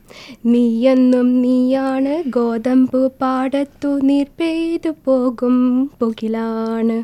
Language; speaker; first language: Malayalam; early bilingual, heritage; Malayalam